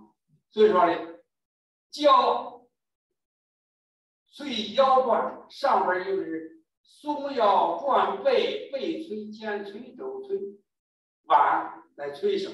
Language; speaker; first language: Chinese; native; Chinese